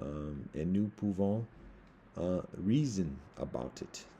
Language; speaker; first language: French; non-native, learner; English